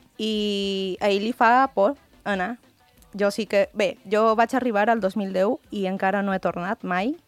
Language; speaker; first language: Catalan; early bilingual, other home language; Spanish